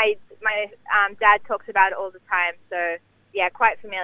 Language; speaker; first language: English; native; English